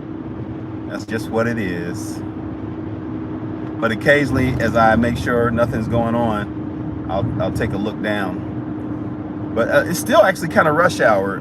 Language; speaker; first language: English; native; English